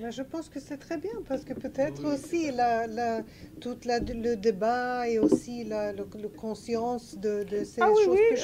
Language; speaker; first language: French; non-native, learner; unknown